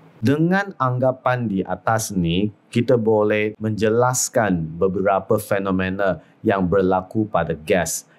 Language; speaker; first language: Malay; non-native, local second language; Chinese